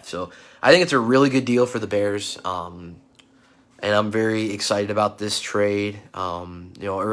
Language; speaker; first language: English; native; English